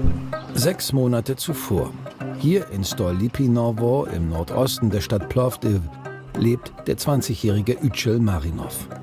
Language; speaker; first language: German; native; German